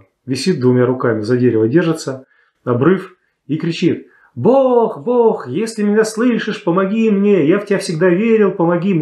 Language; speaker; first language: Russian; native; Russian